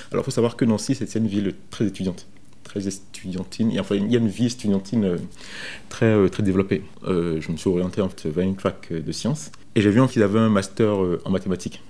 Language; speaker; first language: French; non-native, local second language; Fon